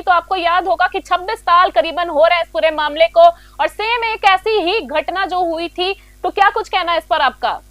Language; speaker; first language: Hindi; native; Hindi